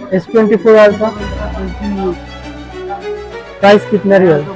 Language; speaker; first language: Hindi; non-native, learner; Bangla